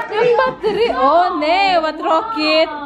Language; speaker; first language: Swedish; non-native, learner; Indonesian